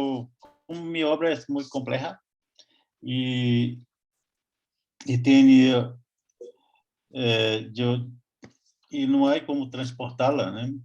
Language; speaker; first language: Spanish; non-native, fluent; Portuguese